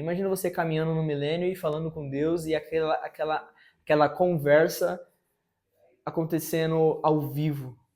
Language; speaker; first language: Portuguese; native; Portuguese